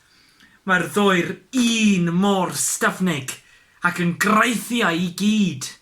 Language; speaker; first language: Welsh; non-native, learner; English